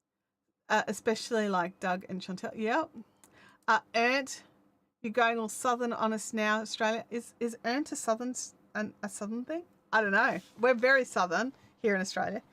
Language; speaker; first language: English; native; English